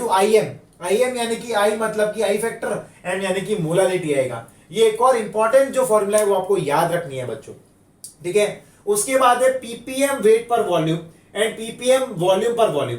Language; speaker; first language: Hindi; non-native, local second language; Gujarati